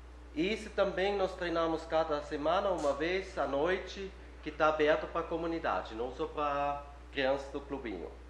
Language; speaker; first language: Portuguese; non-native, fluent; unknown